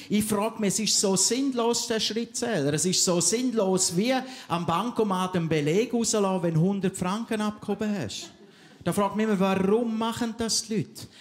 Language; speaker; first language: German; native; German